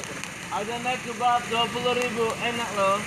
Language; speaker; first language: Indonesian; non-native, learner; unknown